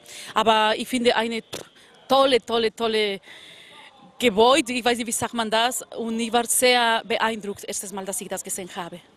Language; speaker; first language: German; non-native, fluent; Spanish